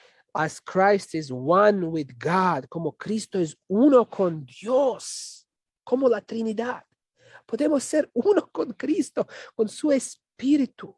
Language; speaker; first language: Spanish; non-native, fluent; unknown